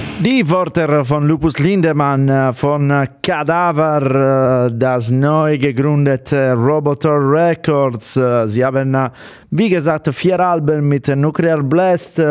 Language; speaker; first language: German; non-native, fluent; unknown